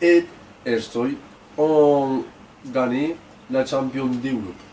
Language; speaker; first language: French; non-native, learner; Spanish